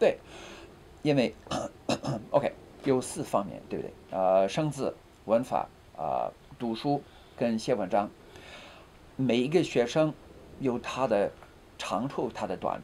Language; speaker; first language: Chinese; non-native, fluent; English